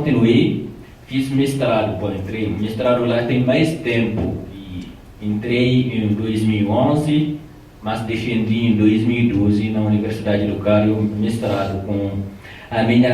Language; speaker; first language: Portuguese; non-native, fluent; Tamasheq